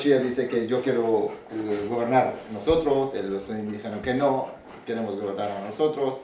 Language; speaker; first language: Spanish; non-native, learner; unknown